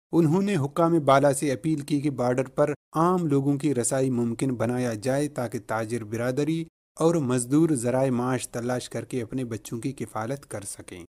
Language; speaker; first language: Urdu; non-native, local second language; Baluchi